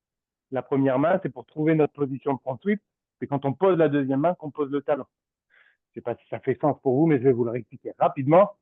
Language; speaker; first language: French; native; French